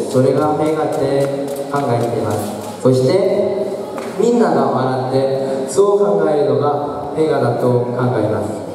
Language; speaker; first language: Japanese; non-native, learner; Korean